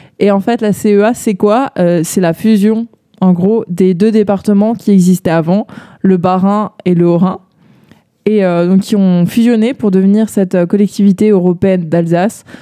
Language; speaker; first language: French; native; French